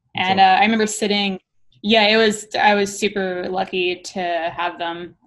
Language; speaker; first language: English; native; English